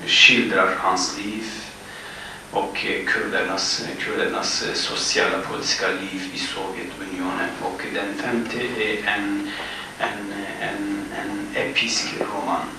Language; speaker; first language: Swedish; non-native, fluent; Kurdish